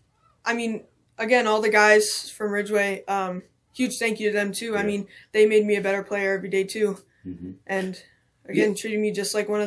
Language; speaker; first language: English; native; English